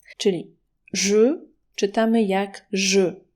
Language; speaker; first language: Polish; native; Polish